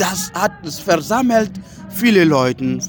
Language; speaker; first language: German; non-native, learner; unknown